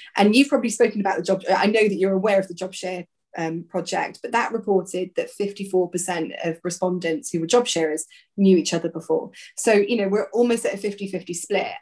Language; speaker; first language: English; native; English